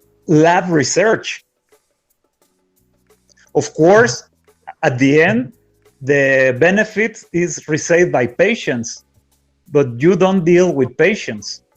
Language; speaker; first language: English; non-native, fluent; Spanish